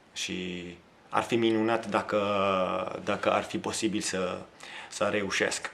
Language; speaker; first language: Romanian; non-native, learner; Italian